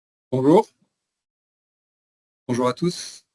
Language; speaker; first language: French; native; French